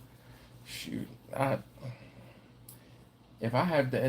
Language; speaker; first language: English; native; English